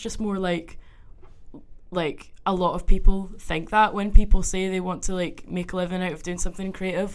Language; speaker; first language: English; native; English